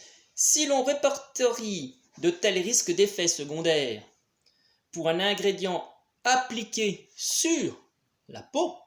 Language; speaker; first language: French; native; French